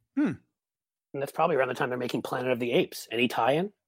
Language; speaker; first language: English; native; English